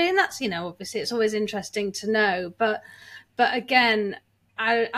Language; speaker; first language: English; native; English